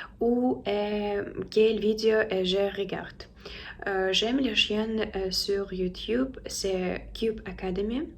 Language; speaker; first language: French; non-native, learner; Russian